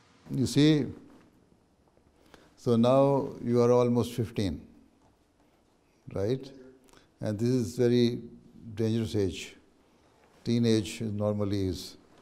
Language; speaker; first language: English; non-native, local second language; Urdu